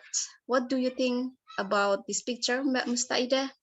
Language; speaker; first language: English; non-native, learner; Indonesian